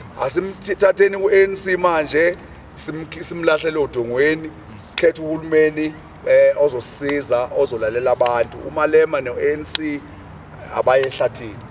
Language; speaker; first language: Zulu; native; Zulu